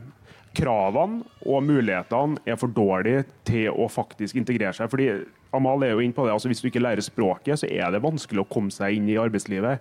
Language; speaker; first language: Norwegian; native; Norwegian